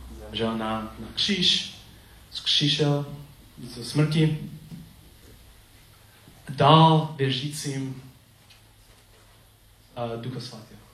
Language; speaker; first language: Czech; non-native, learner; English